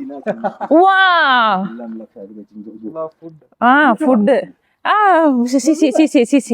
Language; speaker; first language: Chinese; non-native, learner; Tamil